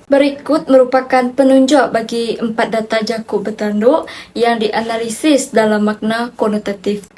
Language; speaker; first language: Malay; non-native, local second language; Iban